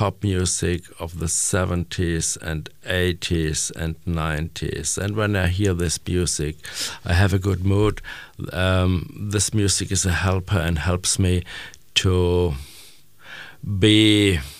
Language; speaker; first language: English; non-native, learner; German